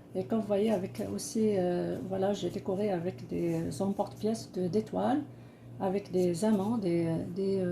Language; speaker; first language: French; non-native, local second language; Arabic